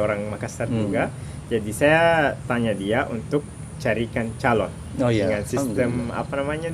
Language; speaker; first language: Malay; non-native, fluent; Arabic